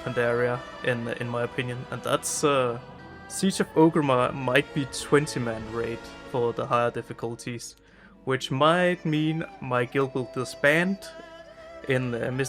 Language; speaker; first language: English; non-native, fluent; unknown